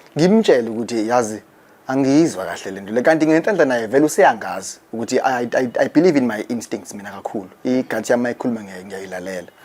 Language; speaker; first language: Zulu; native; Zulu